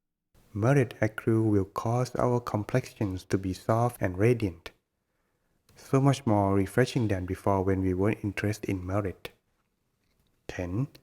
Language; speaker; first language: English; non-native, fluent; Thai